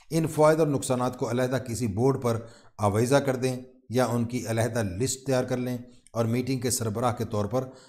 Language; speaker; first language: Urdu; non-native, local second language; Punjabi